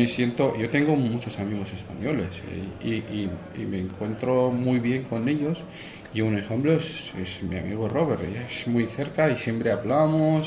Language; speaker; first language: Spanish; non-native, fluent; Arabic